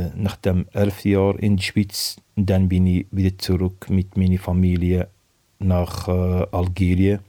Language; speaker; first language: German; non-native, learner; Arabic